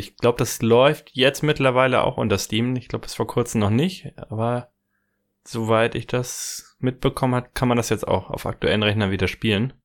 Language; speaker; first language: German; native; German